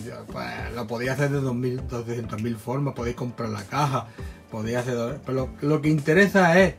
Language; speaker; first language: Spanish; native; Spanish